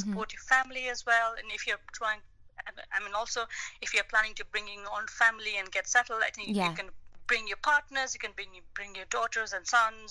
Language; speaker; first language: English; non-native, local second language; Nepali